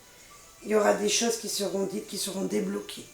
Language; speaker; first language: French; native; French